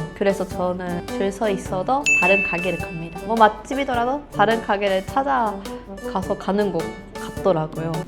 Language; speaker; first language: Korean; non-native, fluent; Japanese